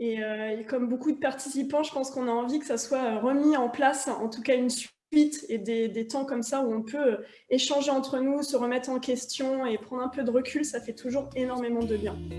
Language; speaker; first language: French; native; French